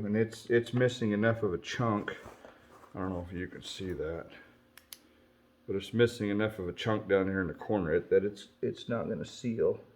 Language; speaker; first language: English; native; English